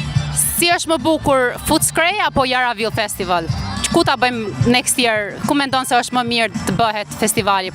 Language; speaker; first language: Albanian; native; Albanian